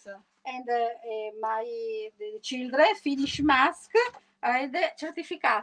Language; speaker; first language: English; non-native, learner; Italian